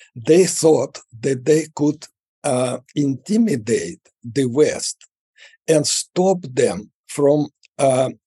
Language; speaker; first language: English; non-native, fluent; Russian